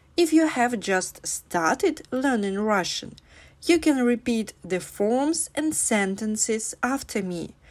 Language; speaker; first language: English; non-native, fluent; Russian